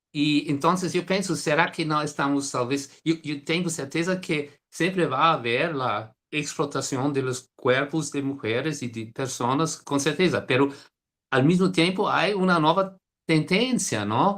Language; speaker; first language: Spanish; non-native, fluent; Portuguese